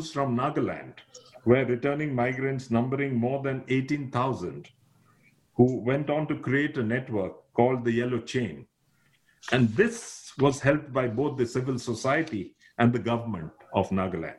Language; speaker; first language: English; non-native, local second language; Nepali